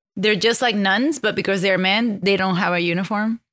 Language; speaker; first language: English; non-native, fluent; Spanish